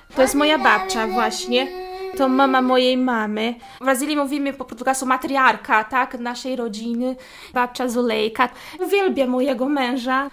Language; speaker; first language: Polish; non-native, fluent; Portuguese